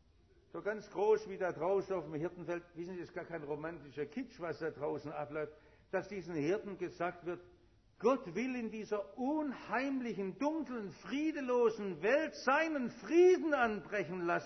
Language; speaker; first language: German; native; German